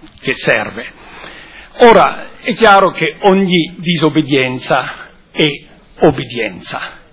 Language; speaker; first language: Italian; non-native, fluent; German